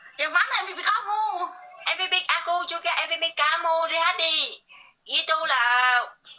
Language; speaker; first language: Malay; non-native, learner; Vietnamese